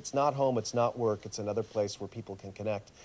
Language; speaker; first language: English; early bilingual, other home language; Swiss German